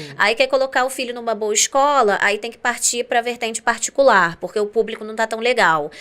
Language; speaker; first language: Portuguese; native; Portuguese